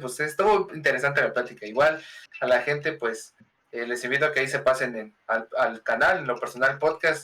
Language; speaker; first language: Spanish; native; Spanish